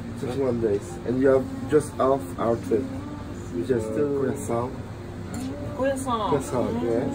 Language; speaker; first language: English; non-native, learner; French